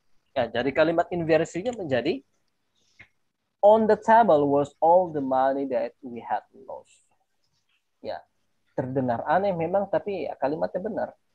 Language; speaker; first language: English; non-native, fluent; Indonesian